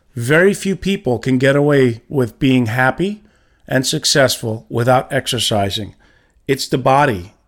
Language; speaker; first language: English; native; English